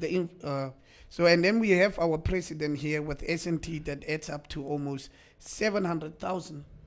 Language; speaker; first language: English; non-native, local second language; Afrikaans